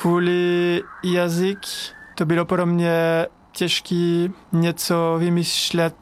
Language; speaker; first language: Czech; non-native, fluent; French